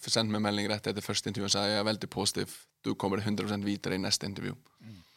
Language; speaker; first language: Norwegian; non-native, fluent; Icelandic